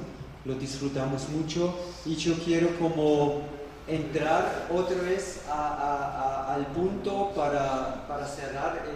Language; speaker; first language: Spanish; non-native, fluent; German